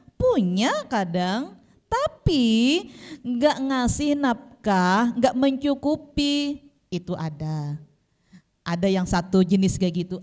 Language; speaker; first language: Indonesian; native; Indonesian